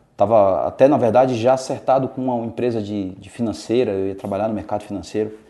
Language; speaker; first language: Portuguese; native; Portuguese